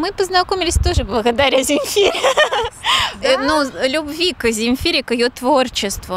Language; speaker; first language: Russian; native; Russian